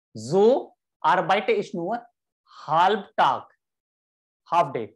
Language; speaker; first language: German; non-native, fluent; Hindi